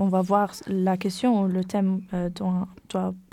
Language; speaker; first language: French; non-native, learner; German